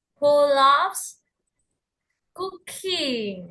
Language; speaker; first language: English; non-native, learner; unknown